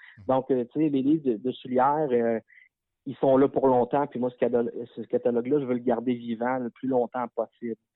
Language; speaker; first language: French; native; French